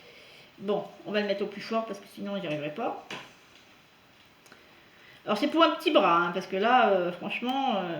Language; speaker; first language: French; native; French